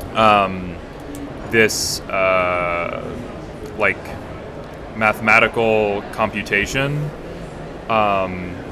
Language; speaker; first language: English; native; English